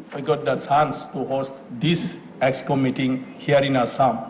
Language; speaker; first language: English; non-native, local second language; Assamese